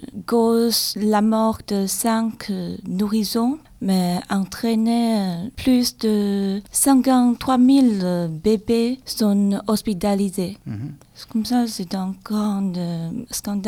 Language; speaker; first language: French; non-native, learner; Chinese